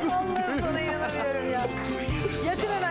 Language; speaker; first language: Turkish; native; Turkish